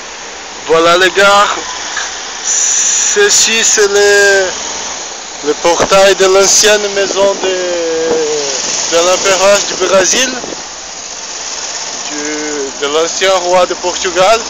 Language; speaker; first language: French; non-native, fluent; Portuguese